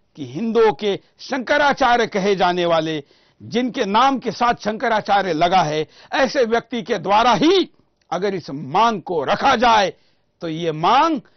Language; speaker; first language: Hindi; non-native, local second language; Marathi